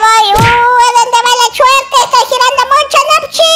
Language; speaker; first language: Spanish; native; Spanish